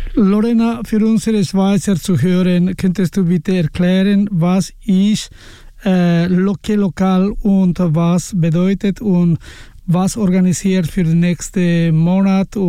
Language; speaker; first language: German; non-native, learner; Spanish